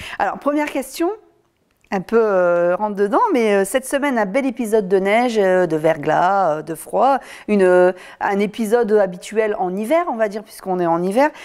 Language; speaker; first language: French; native; French